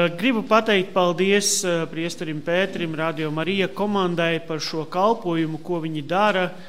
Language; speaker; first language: Latvian; native; Latvian